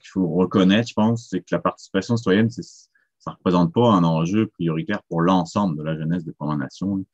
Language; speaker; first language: French; native; French